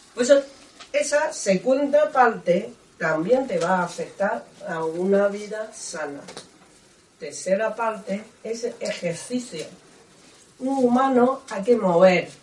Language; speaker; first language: Spanish; non-native, learner; Chinese